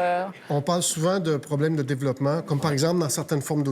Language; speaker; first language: French; native; French